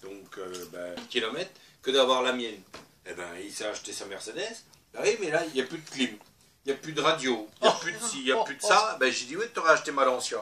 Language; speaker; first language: French; native; French